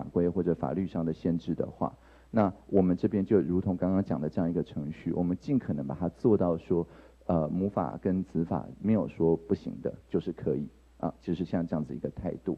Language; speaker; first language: Chinese; native; Chinese